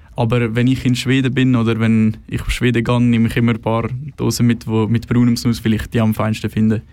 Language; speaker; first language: German; non-native, fluent; Swedish